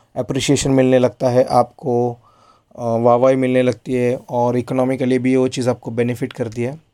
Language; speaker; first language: Hindi; non-native, local second language; Marathi